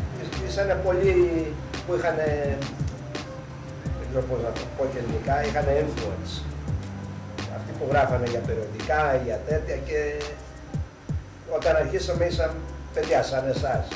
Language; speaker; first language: Greek; early bilingual, heritage; Greek